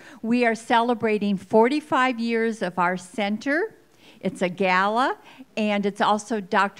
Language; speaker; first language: English; native; English